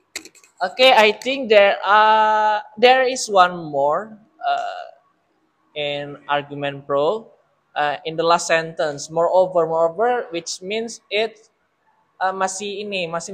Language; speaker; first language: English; non-native, fluent; Indonesian